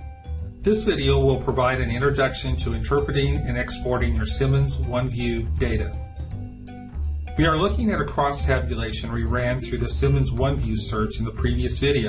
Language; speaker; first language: English; native; English